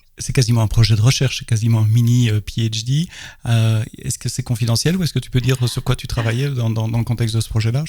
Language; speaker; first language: French; native; French